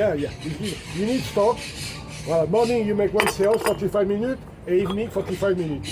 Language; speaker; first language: English; non-native, learner; French